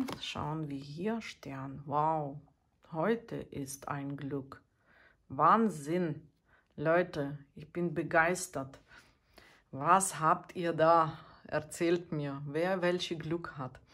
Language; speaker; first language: German; non-native, fluent; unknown